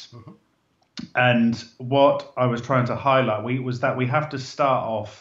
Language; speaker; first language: English; native; English